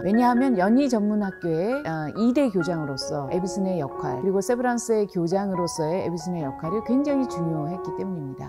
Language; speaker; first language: Korean; native; Korean